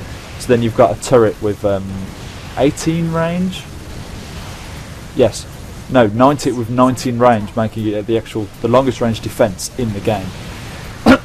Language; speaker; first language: English; native; English